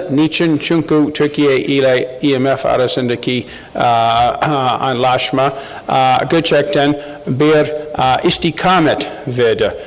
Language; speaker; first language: Turkish; non-native, learner; English